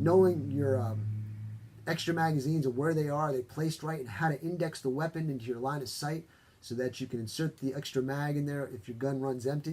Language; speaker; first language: English; native; English